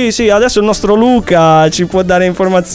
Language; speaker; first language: Italian; native; Italian